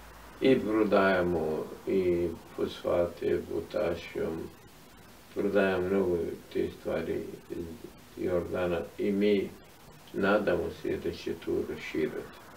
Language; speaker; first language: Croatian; non-native, fluent; Arabic